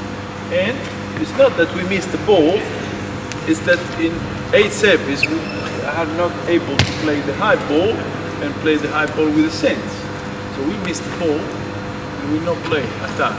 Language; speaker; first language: English; non-native, learner; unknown